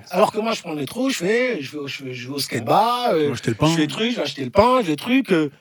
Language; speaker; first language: French; native; French